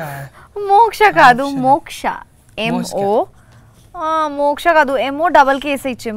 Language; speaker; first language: Telugu; non-native, learner; Bangla